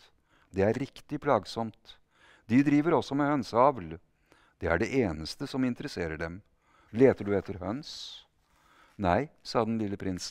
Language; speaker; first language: Norwegian; native; Norwegian